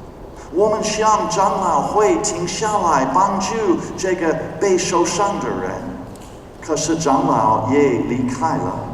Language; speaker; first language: Chinese; non-native, fluent; English